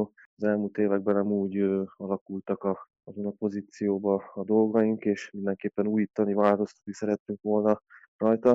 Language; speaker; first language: Hungarian; native; Hungarian